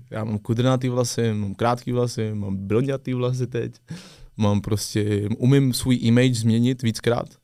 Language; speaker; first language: Czech; non-native, fluent; French